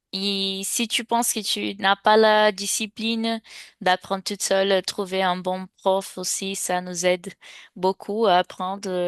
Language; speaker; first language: French; non-native, fluent; Portuguese